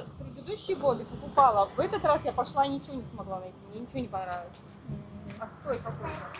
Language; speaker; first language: Russian; native; Russian